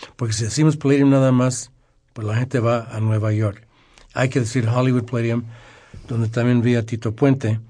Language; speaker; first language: Spanish; early bilingual, heritage; Spanish